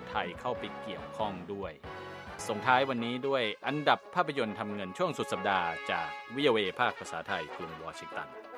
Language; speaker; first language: Thai; native; Thai